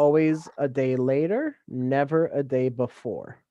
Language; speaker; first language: English; native; English